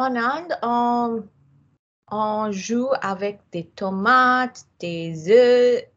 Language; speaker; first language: French; non-native, learner; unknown